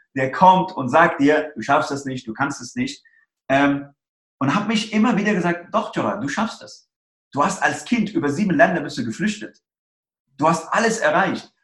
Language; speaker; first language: German; early bilingual, other home language; Persian